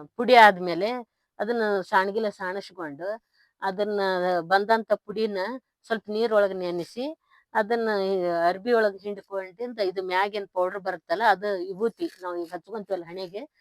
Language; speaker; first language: Kannada; native; Kannada